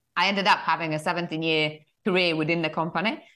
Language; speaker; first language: English; non-native, fluent; Polish